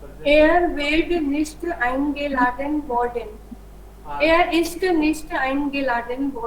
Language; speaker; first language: German; non-native, learner; Hindi